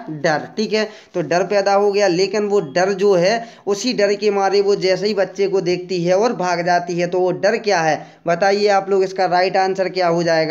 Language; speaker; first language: Hindi; native; Hindi